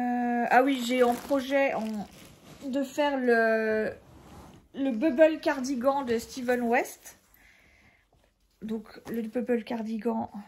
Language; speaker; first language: French; native; French